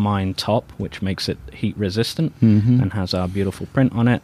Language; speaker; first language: English; native; English